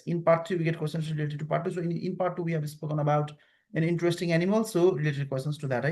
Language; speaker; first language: English; non-native, fluent; Nepali